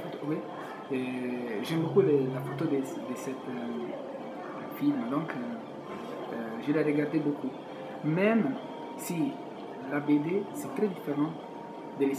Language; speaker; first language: French; non-native, fluent; Italian